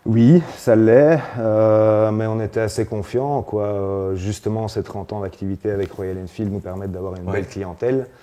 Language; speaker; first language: French; native; French